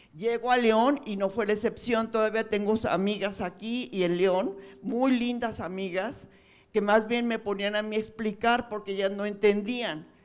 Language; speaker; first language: Spanish; native; Spanish